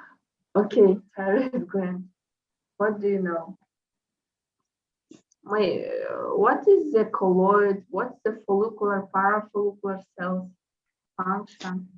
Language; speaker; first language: English; non-native, fluent; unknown